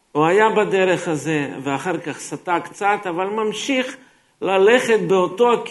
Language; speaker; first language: Hebrew; non-native, fluent; Russian